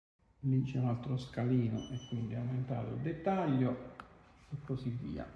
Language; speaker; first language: Italian; native; Italian